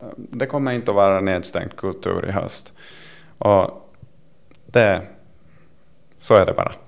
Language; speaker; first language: Swedish; native; Swedish